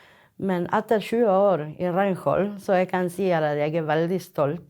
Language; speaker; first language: Norwegian; non-native, fluent; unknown